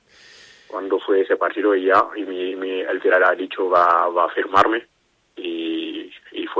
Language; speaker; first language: Spanish; non-native, learner; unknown